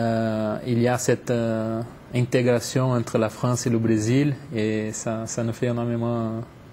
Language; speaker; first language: French; non-native, fluent; Portuguese